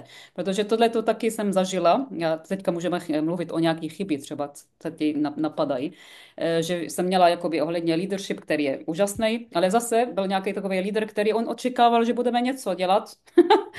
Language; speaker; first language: Czech; non-native, fluent; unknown